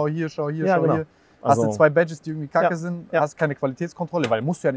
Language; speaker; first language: German; native; German